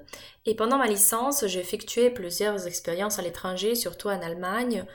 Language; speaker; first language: French; non-native, fluent; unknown